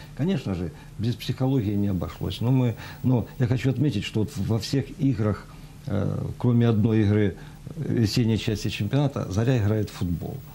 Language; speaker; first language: Russian; native; Russian